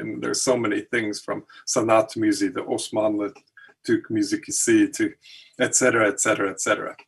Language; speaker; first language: Turkish; non-native, learner; English